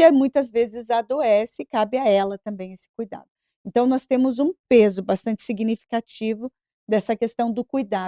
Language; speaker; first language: Portuguese; native; Portuguese